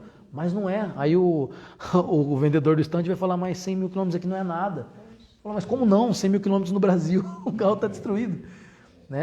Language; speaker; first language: Portuguese; native; Portuguese